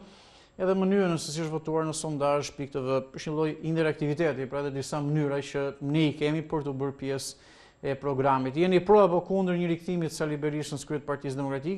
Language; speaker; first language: Albanian; native; Albanian